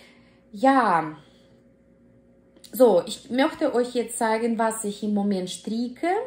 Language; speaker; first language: German; non-native, fluent; Russian